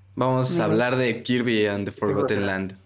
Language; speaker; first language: Spanish; native; Spanish